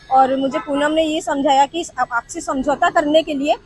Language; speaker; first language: Hindi; non-native, local second language; Odia